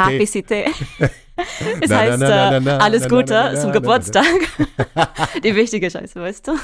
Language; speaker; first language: German; non-native, fluent; English